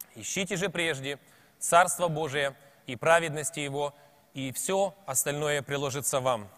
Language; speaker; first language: Russian; native; Russian